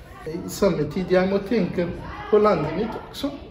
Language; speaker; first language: Norwegian; non-native, learner; Arabic